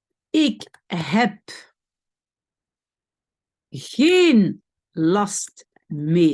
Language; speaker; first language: Dutch; non-native, fluent; French